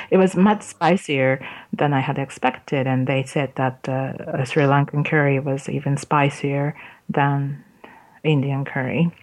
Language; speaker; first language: English; non-native, fluent; Japanese